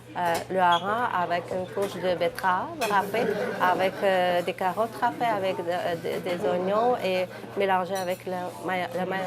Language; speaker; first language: French; non-native, fluent; Russian